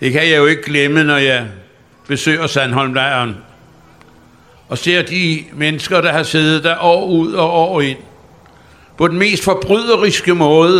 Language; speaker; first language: Danish; native; Danish